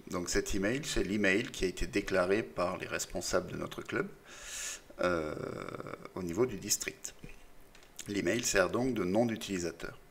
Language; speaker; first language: French; native; French